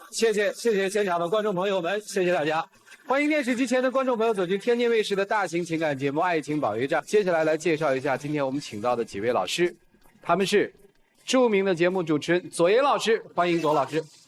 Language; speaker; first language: Chinese; native; Chinese